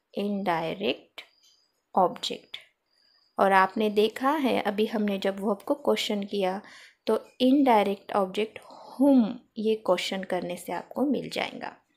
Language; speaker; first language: Hindi; non-native, local second language; Marathi